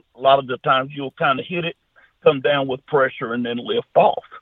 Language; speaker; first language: English; native; English